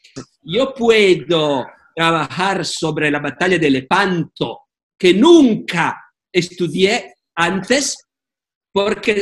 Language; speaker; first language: Spanish; non-native, fluent; Italian